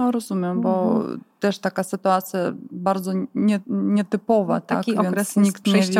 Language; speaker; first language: Polish; non-native, fluent; Ukrainian